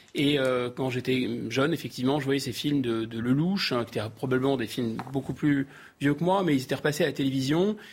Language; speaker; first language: French; native; French